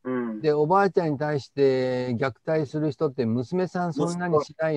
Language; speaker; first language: Japanese; native; Japanese